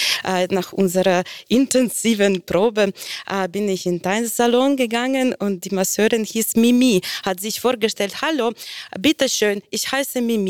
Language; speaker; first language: German; non-native, fluent; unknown